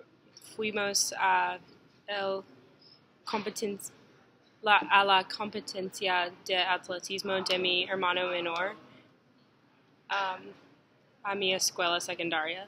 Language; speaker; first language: Spanish; non-native, learner; English